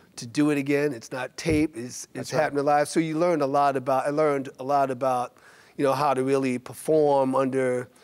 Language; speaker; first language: English; native; English